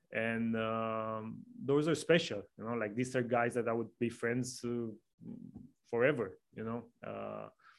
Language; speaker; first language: English; non-native, fluent; Romanian